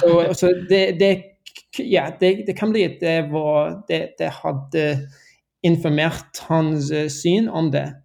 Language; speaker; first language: Norwegian; non-native, learner; English